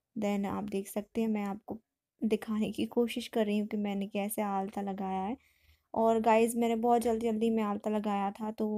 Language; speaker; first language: Hindi; native; Hindi